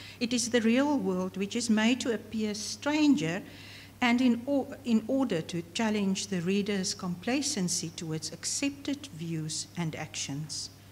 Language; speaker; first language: English; non-native, local second language; Afrikaans